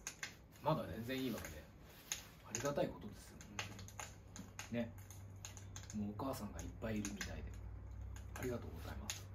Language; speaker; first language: Japanese; native; Japanese